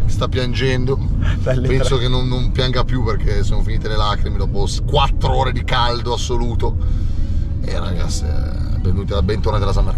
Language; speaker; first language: Italian; native; Italian